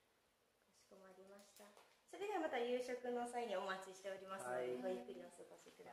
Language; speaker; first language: Japanese; native; Japanese